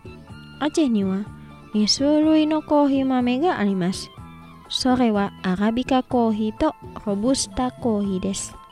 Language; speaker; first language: Japanese; non-native, fluent; Indonesian